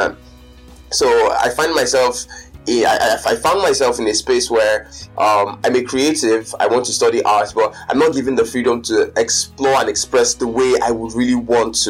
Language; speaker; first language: English; non-native, local second language; Yoruba